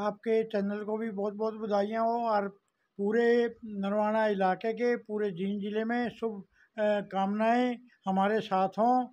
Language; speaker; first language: Hindi; native; Hindi